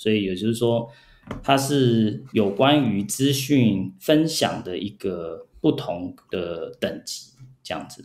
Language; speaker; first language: Chinese; early bilingual, heritage; Chinese